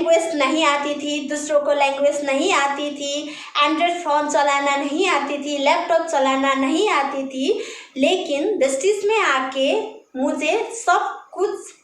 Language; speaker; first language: Hindi; non-native, local second language; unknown